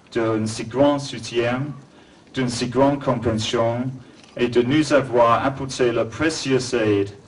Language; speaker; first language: French; non-native, learner; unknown